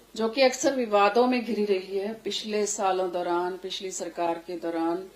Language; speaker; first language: Hindi; non-native, local second language; Punjabi